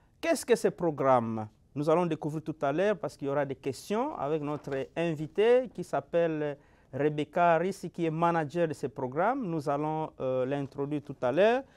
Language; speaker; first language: French; non-native, local second language; Lingala